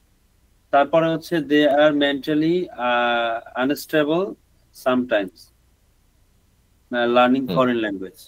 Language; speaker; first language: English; non-native, learner; Bangla